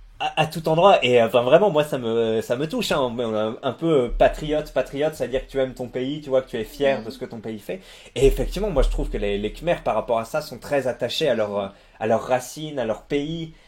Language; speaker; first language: French; native; French